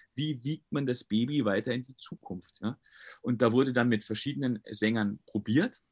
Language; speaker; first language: German; native; German